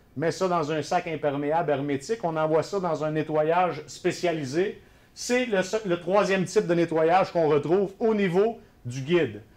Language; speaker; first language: French; native; French